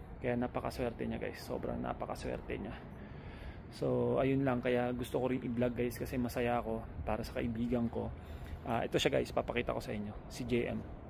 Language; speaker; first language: Filipino; native; Filipino